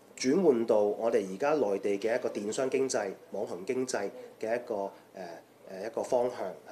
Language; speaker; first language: Chinese; non-native, local second language; Cantonese